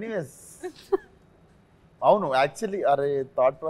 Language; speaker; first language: Telugu; native; Telugu